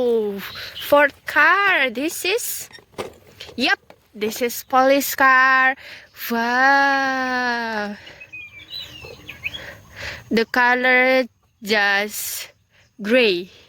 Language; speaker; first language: English; non-native, learner; Indonesian